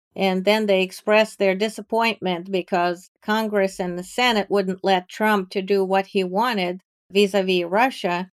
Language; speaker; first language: English; non-native, fluent; Ukrainian